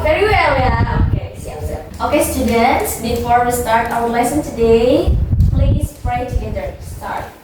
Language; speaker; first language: English; non-native, learner; Indonesian